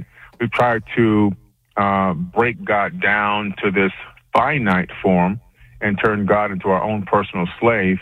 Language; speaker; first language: English; native; English